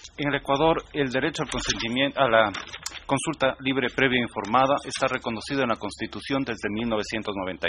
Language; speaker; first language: Spanish; native; Spanish